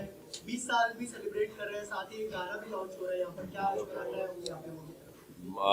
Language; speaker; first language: Hindi; native; Hindi